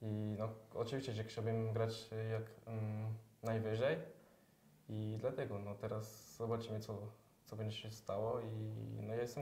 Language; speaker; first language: Polish; early bilingual, heritage; French